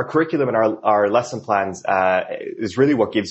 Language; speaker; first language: English; non-native, fluent; Norwegian